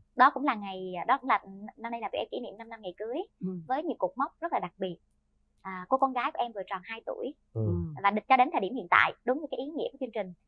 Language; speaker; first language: Vietnamese; native; Vietnamese